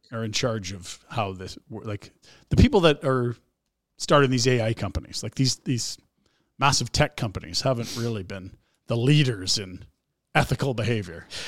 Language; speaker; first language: English; native; English